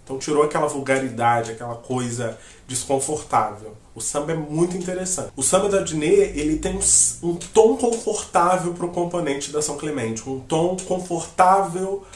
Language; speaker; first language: Portuguese; native; Portuguese